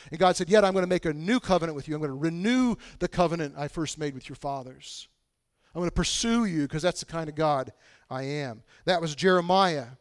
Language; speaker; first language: English; native; English